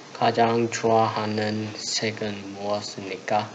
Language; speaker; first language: Korean; non-native, learner; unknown